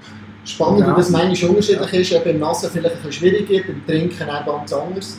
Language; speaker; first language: German; native; German